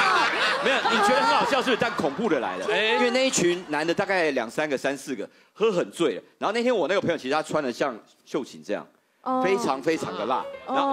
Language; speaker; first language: Chinese; native; Chinese